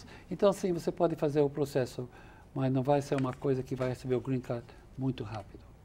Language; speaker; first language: Portuguese; non-native, fluent; English